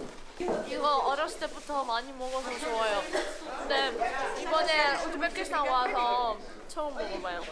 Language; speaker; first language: Korean; non-native, fluent; Russian